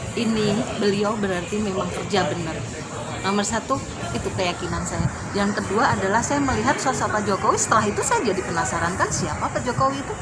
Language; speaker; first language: Indonesian; native; Indonesian